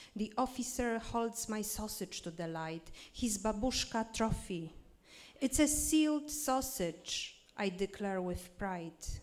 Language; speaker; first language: English; non-native, fluent; Polish